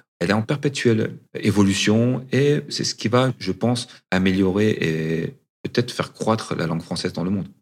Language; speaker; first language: French; early bilingual, other home language; Arabic